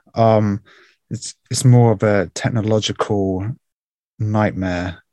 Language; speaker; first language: English; native; English